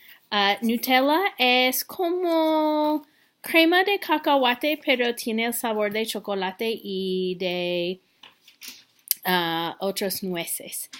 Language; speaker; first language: Spanish; non-native, fluent; English